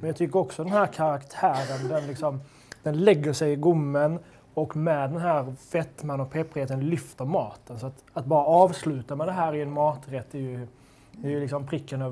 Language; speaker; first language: Swedish; native; Swedish